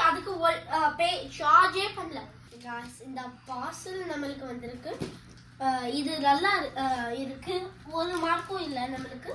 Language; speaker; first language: Tamil; early bilingual, heritage; Tamil